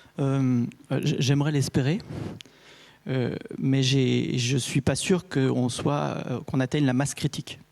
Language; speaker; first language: French; native; French